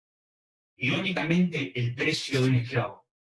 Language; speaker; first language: Spanish; early bilingual, other home language; Korean